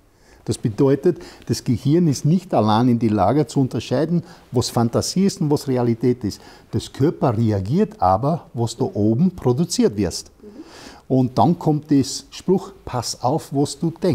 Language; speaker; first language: German; non-native, fluent; English